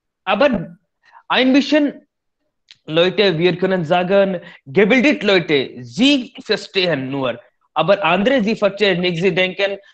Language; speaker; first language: German; non-native, learner; Hindi